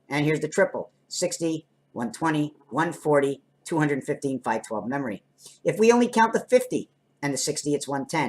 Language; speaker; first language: English; native; English